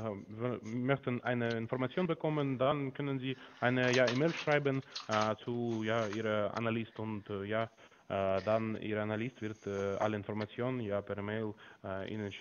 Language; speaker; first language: German; non-native, learner; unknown